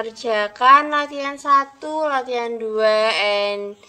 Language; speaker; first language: English; non-native, fluent; Indonesian